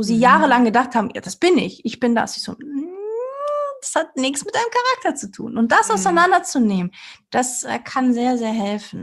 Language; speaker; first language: German; early bilingual, other home language; Portuguese